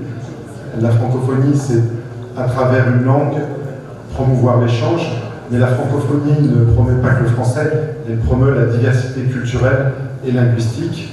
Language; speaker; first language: French; native; French